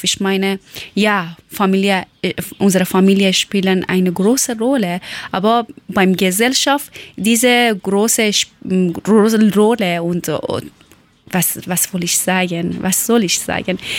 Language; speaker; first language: German; non-native, learner; Persian